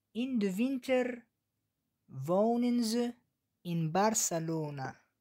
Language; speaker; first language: Dutch; non-native, fluent; Arabic